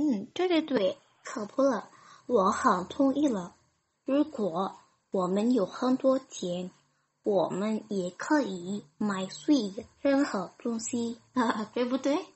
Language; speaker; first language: Chinese; non-native, learner; Indonesian